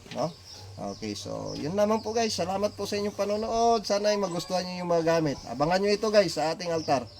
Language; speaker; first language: Filipino; non-native, local second language; Cebuano